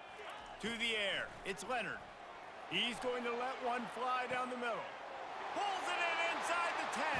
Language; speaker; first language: English; native; English